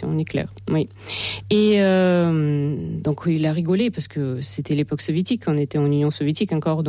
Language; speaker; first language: French; non-native, fluent; Russian